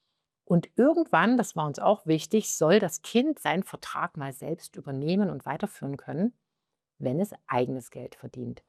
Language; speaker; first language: German; native; German